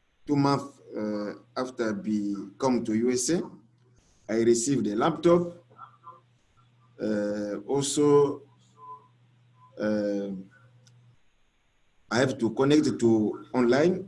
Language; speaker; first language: English; non-native, learner; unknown